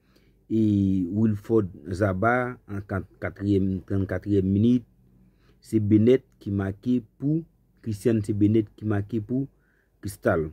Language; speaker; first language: French; non-native, learner; Haitian Creole